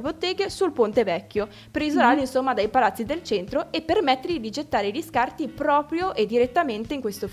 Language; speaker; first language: Italian; native; Italian